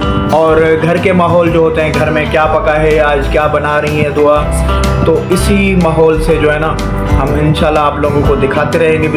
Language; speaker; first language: Hindi; non-native, local second language; Sindhi